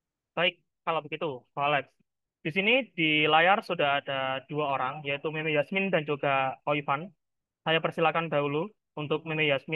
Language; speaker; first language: Indonesian; native; Indonesian